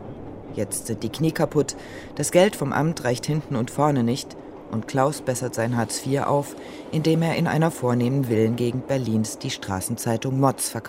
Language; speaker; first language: German; native; German